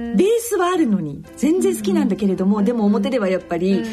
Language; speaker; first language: Japanese; native; Japanese